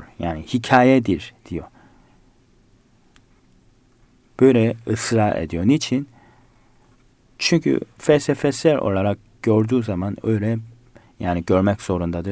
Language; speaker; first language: Turkish; non-native, fluent; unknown